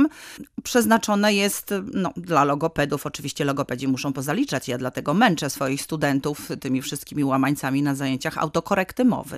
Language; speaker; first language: Polish; native; Polish